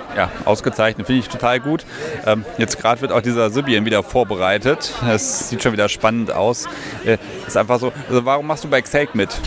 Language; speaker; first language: German; native; German